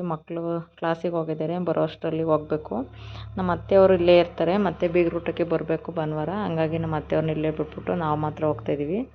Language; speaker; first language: Kannada; native; Kannada